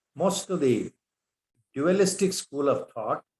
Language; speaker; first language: English; non-native, local second language; Kannada